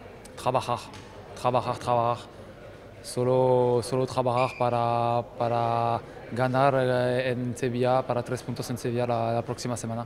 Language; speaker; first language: Spanish; non-native, fluent; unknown